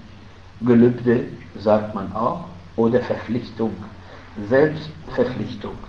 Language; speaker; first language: German; non-native, fluent; Arabic